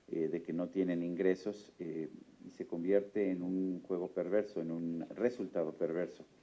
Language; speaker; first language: Spanish; native; Spanish